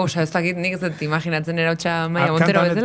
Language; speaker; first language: Basque; native; Basque